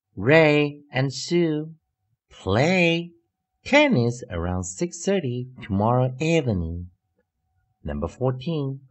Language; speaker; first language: English; non-native, fluent; Chinese